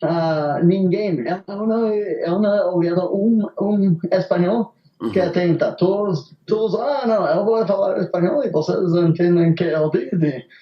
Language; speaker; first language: Portuguese; non-native, learner; Spanish